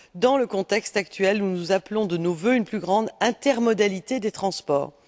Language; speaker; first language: French; native; French